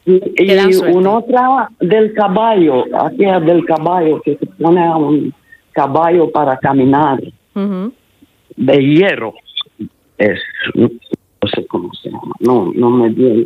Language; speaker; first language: Spanish; non-native, learner; Italian